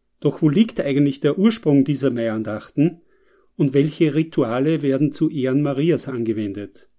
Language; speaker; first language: German; native; German